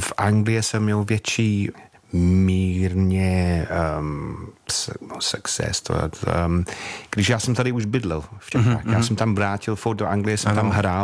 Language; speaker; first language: Czech; non-native, fluent; English